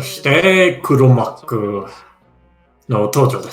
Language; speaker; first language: Japanese; non-native, fluent; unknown